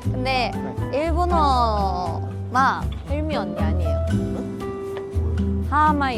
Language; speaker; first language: Korean; non-native, learner; Japanese